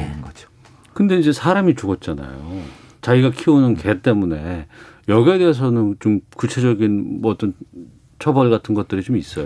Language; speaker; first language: Korean; native; Korean